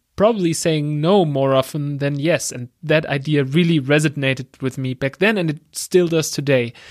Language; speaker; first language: English; non-native, fluent; German